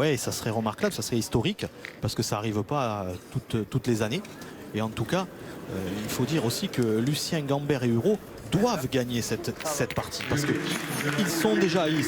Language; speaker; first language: French; native; French